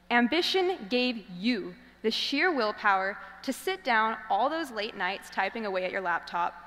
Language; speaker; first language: English; native; English